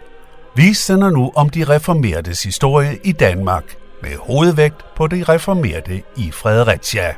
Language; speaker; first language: Danish; native; Danish